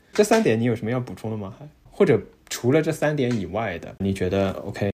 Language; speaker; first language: Chinese; native; Chinese